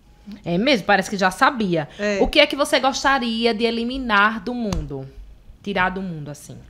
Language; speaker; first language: Portuguese; native; Portuguese